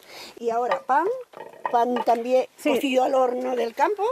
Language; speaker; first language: Spanish; native; Spanish